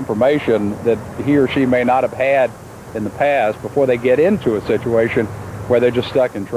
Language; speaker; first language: English; native; English